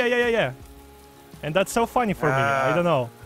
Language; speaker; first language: English; non-native, learner; Russian